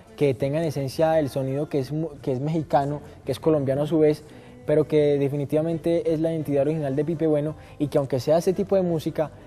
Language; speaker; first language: Spanish; native; Spanish